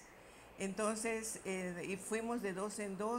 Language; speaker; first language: Spanish; native; Spanish